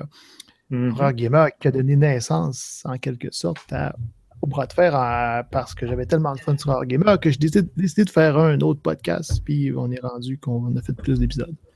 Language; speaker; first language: French; native; French